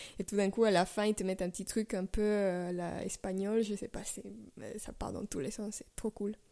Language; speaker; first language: French; non-native, fluent; Spanish